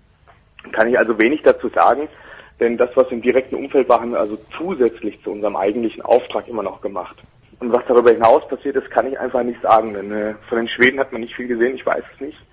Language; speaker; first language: German; native; German